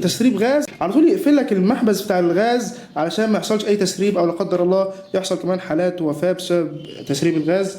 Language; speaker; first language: Arabic; native; Arabic